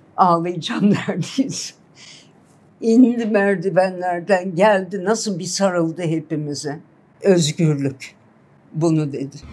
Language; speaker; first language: Turkish; native; Turkish